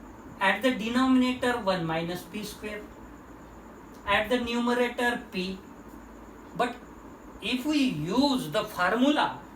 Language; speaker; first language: English; non-native, local second language; Marathi